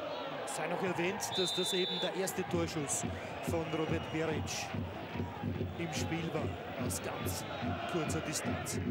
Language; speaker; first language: German; native; German